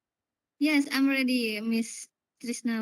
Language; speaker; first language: English; non-native, learner; Indonesian